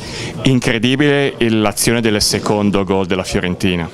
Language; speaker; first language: Italian; native; Italian